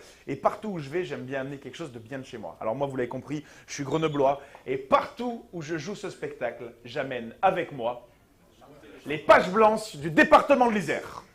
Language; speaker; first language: French; native; French